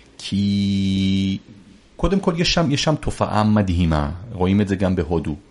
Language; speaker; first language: Hebrew; early bilingual, other home language; Persian